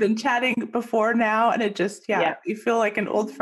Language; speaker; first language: English; native; English